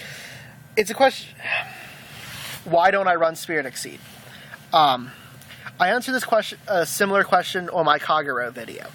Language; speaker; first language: English; native; English